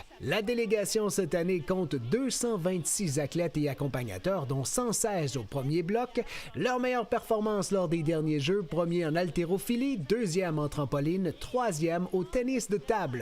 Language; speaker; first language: French; native; French